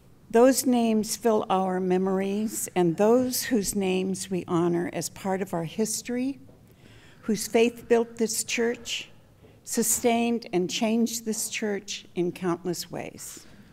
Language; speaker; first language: English; native; English